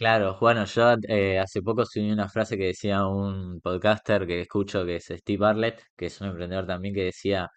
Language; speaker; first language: Spanish; native; Spanish